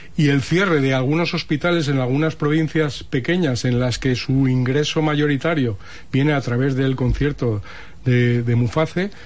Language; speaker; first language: Spanish; native; Spanish